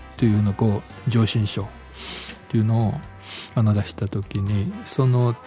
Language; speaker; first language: Japanese; native; Japanese